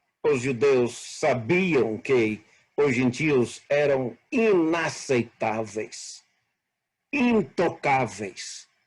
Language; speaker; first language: Portuguese; non-native, fluent; English